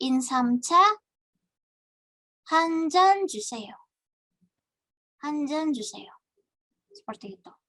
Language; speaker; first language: Korean; non-native, fluent; Indonesian